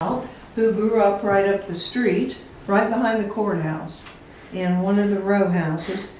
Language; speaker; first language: English; native; English